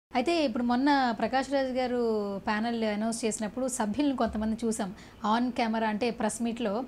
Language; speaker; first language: Telugu; native; Telugu